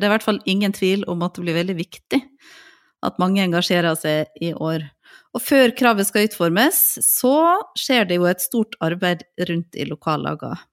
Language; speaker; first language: Norwegian; native; Norwegian